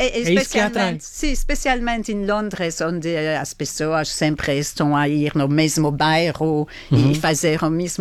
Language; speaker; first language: Portuguese; non-native, learner; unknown